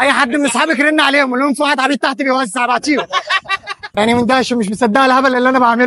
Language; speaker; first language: Arabic; native; Arabic